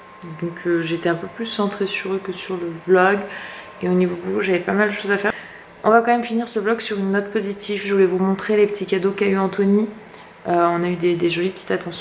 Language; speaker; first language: French; native; French